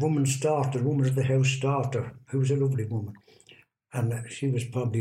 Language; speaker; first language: English; native; English